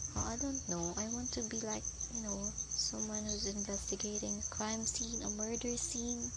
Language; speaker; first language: English; non-native, local second language; Filipino